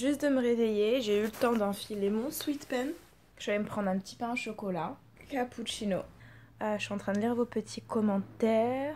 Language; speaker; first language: French; native; French